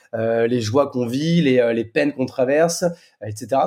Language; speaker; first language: French; native; French